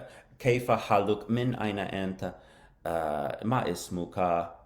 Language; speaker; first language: Arabic; non-native, learner; English